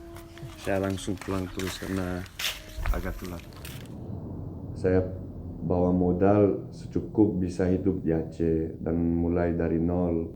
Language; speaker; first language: Indonesian; non-native, fluent; Turkish